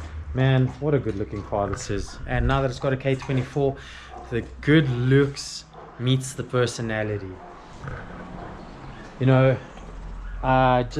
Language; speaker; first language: English; native; English